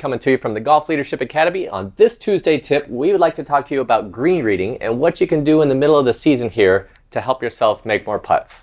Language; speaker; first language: English; native; English